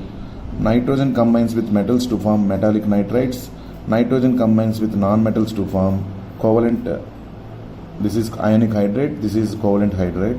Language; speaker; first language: English; non-native, local second language; Telugu